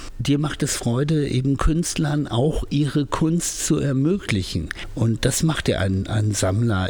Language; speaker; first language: German; native; German